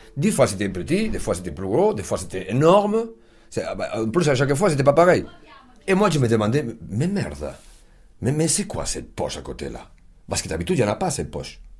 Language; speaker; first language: French; non-native, fluent; Spanish